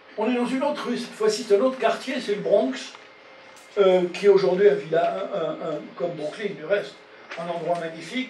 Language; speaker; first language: French; native; French